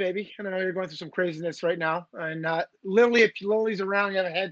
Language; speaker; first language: English; native; English